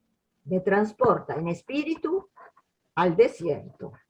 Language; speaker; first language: Spanish; native; Spanish